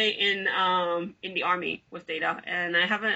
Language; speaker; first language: English; non-native, fluent; Hebrew